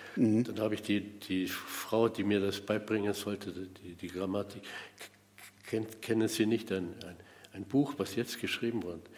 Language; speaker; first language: German; native; German